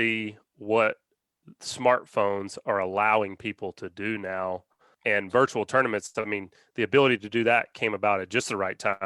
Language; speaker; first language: English; native; English